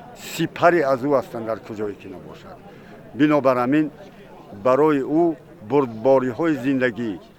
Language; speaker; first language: Tajik; non-native, local second language; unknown